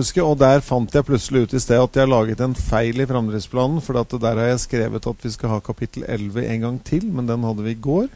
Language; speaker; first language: Norwegian; native; Norwegian